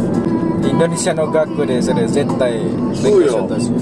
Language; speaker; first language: Japanese; non-native, fluent; Indonesian